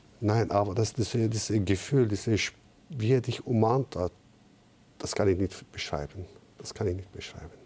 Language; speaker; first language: German; non-native, fluent; Turkish